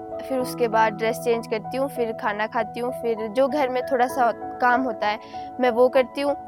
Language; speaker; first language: Hindi; early bilingual, other home language; Nepali